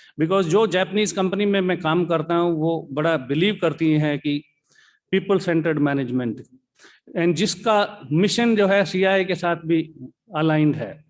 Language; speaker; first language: Hindi; native; Hindi